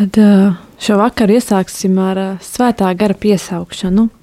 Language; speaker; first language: Latvian; native; Latvian